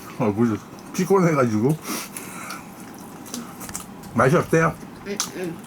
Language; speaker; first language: Korean; native; Korean